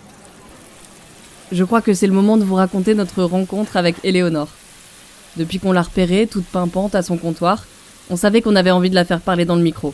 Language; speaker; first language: French; native; French